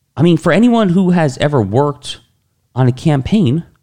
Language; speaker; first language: English; native; English